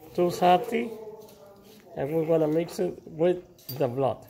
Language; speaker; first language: English; non-native, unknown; Spanish